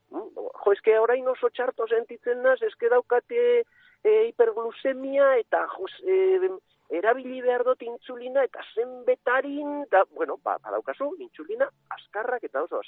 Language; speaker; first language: Basque; native; Basque